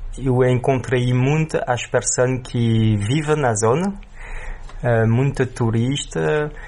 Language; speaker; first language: Portuguese; early bilingual, heritage; French